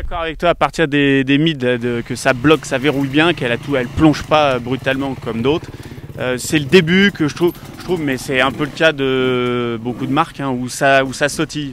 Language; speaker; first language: French; native; French